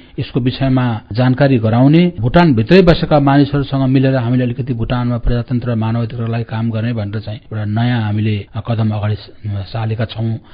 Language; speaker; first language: Nepali; native; Nepali